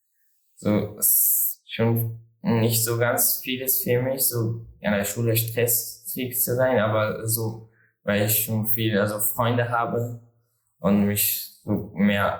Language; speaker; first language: German; non-native, learner; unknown